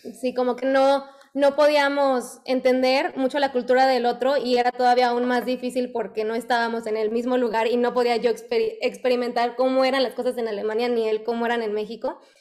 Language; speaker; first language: Spanish; native; Spanish